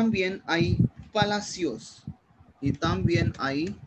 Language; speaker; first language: Spanish; non-native, learner; Hindi